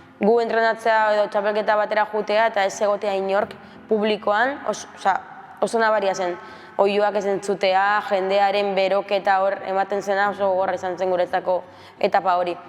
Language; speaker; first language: Basque; early bilingual, other home language; Spanish